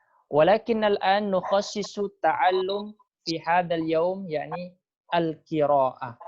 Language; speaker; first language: Arabic; non-native, fluent; Indonesian